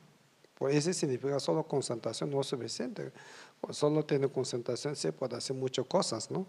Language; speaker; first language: Spanish; non-native, learner; Tibetan